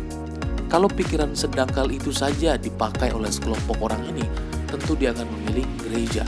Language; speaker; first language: Indonesian; native; Indonesian